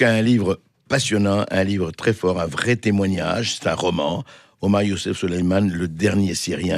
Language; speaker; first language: French; native; French